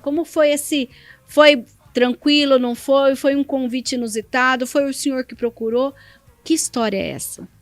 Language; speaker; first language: Portuguese; native; Portuguese